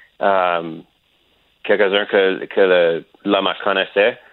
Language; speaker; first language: French; non-native, learner; English